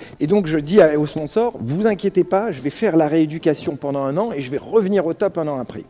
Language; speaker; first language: French; early bilingual, other home language; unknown